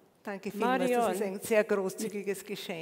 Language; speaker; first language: German; native; German